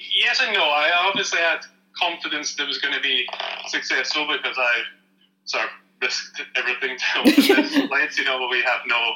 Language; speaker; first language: English; native; English